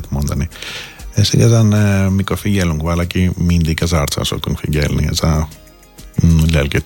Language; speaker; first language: Hungarian; non-native, learner; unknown